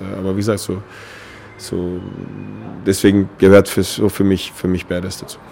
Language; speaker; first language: German; native; German